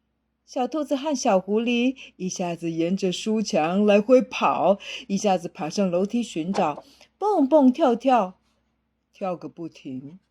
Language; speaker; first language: Chinese; native; Chinese